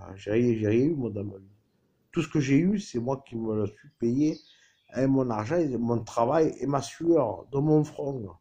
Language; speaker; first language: French; native; French